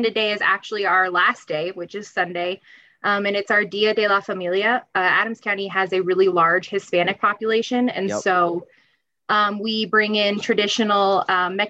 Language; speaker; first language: English; native; English